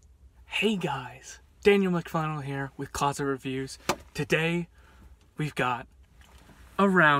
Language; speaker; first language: English; native; English